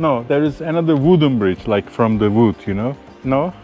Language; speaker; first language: English; non-native, learner; Turkish